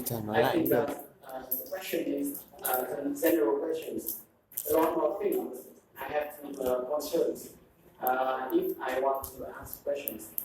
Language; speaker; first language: English; non-native, fluent; Vietnamese